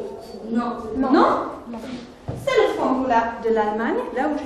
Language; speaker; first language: French; non-native, fluent; German